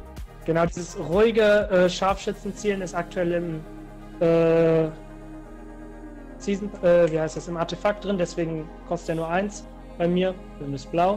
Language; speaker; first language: German; native; German